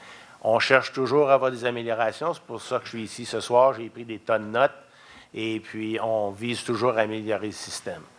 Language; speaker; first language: French; native; French